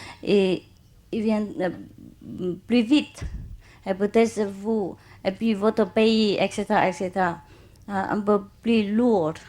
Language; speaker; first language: French; non-native, learner; Vietnamese